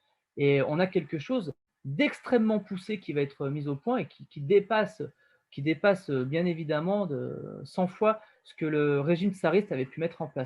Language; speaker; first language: French; native; French